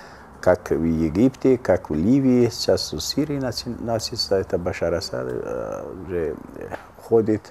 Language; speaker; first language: Russian; non-native, local second language; Azerbaijani